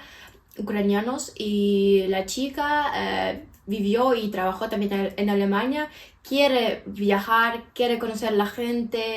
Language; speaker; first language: Spanish; non-native, fluent; Ukrainian